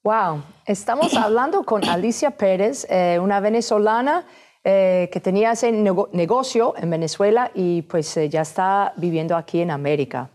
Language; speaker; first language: Spanish; non-native, fluent; English